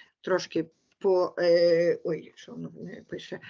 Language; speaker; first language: Ukrainian; native; Ukrainian